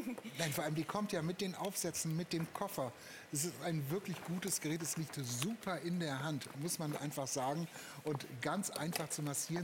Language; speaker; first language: German; native; German